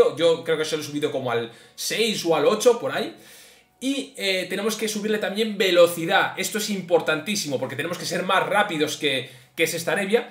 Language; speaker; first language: Spanish; native; Spanish